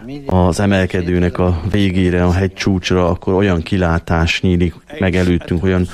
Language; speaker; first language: Hungarian; native; Hungarian